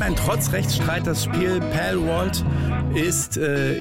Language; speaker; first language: German; native; German